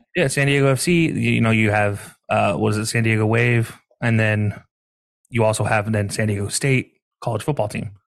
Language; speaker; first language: English; native; English